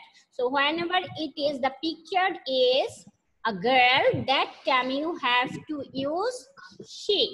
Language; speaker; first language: English; non-native, learner; Bangla